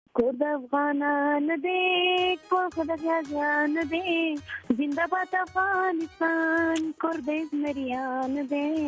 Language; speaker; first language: Pashto; non-native, local second language; Persian